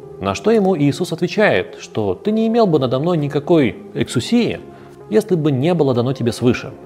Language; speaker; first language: Russian; native; Russian